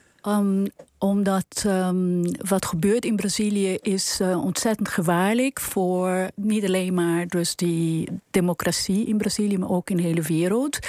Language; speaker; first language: Dutch; non-native, fluent; Portuguese